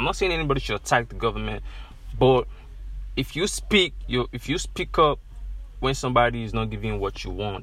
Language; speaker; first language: English; non-native, local second language; Yoruba